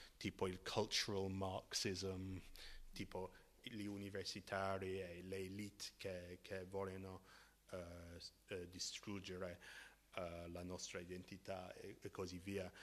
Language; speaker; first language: Italian; non-native, fluent; English